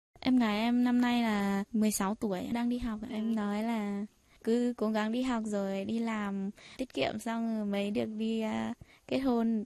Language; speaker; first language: Vietnamese; non-native, local second language; Hmong